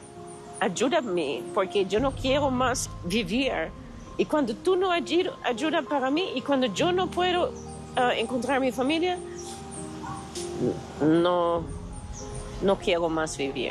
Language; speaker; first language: Spanish; non-native, learner; Dutch